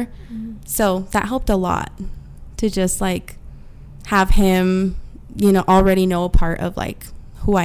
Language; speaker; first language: English; early bilingual, other home language; Spanish